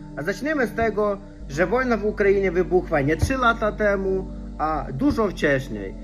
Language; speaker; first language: Polish; non-native, fluent; Russian